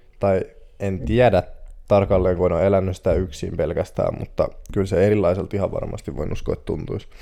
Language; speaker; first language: Finnish; native; Finnish